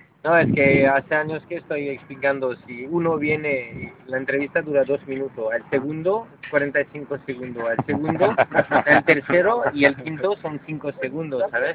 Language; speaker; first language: Spanish; non-native, fluent; French